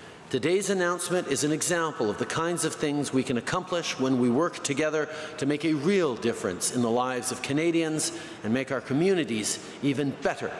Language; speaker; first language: English; early bilingual, other home language; French